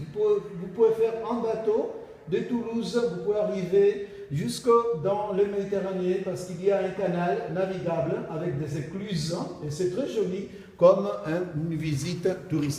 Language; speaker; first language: French; non-native, fluent; Spanish